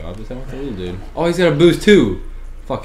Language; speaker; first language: English; native; English